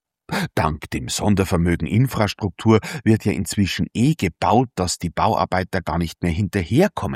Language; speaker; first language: German; native; German